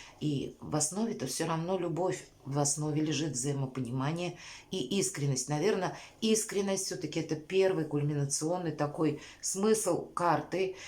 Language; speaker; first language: Russian; native; Russian